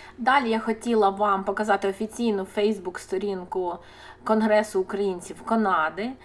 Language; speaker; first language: Ukrainian; non-native, local second language; Russian